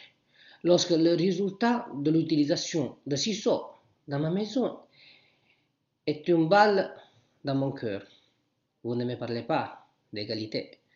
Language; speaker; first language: French; non-native, learner; Italian